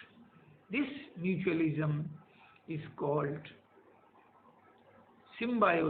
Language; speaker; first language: English; non-native, local second language; Bangla